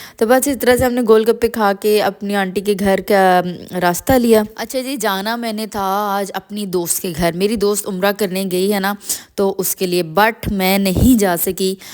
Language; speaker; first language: Urdu; native; Urdu